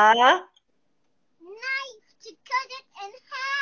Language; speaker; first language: English; non-native, learner; Chinese